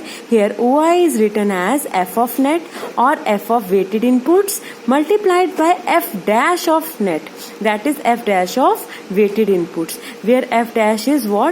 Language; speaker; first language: English; non-native, local second language; Hindi